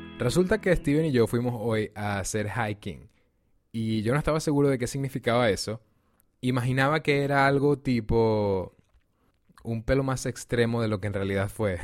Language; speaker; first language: Spanish; native; Spanish